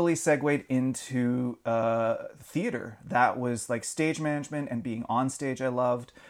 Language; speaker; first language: English; native; English